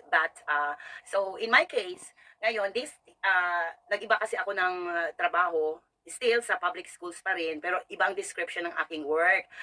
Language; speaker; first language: Filipino; native; Filipino